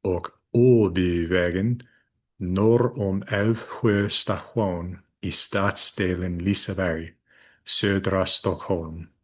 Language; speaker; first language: Swedish; non-native, learner; English